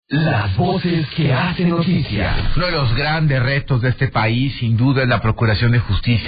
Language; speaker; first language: Spanish; native; Spanish